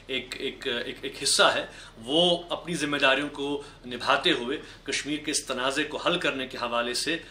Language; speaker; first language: Urdu; non-native, local second language; Kashmiri